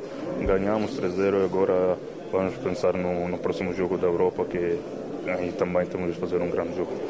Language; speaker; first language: Portuguese; non-native, fluent; Italian